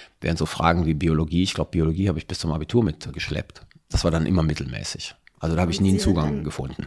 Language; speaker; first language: German; early bilingual, other home language; Italian